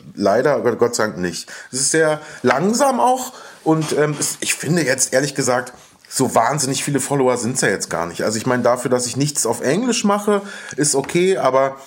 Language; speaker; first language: German; native; German